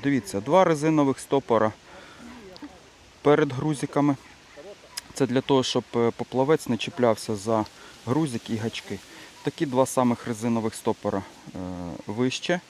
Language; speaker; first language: Ukrainian; native; Ukrainian